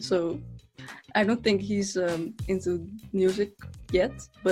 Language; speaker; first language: English; non-native, fluent; Dutch